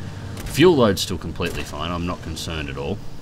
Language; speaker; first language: English; native; English